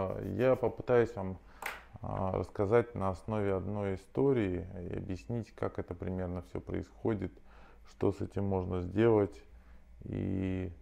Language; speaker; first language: Russian; native; Russian